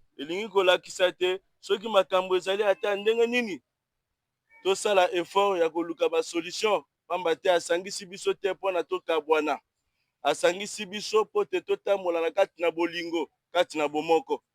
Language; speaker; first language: Lingala; native; Lingala